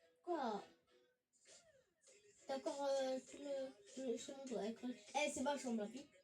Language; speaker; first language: French; native; French